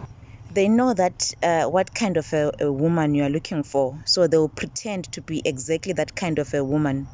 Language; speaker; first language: English; non-native, local second language; Zulu